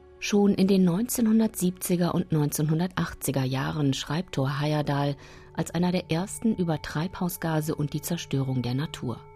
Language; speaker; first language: German; native; German